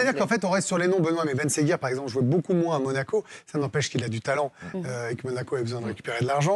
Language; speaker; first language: French; native; French